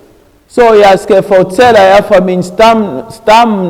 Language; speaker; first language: Danish; non-native, learner; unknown